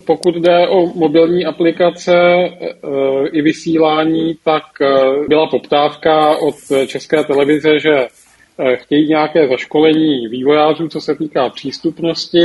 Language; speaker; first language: Czech; native; Czech